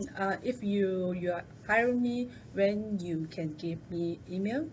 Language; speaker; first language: English; non-native, learner; Chinese